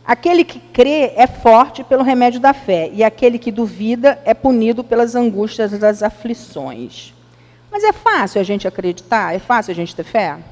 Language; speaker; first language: Portuguese; native; Portuguese